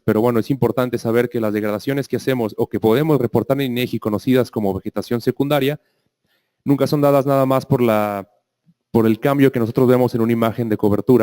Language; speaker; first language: Spanish; native; Spanish